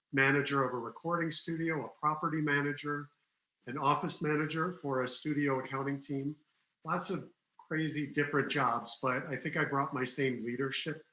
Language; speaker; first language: English; native; English